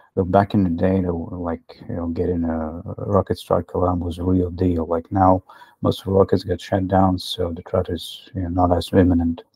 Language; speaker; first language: English; non-native, fluent; Ukrainian